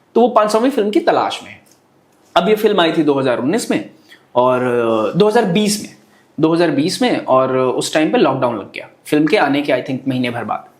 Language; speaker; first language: Hindi; non-native, local second language; Bhojpuri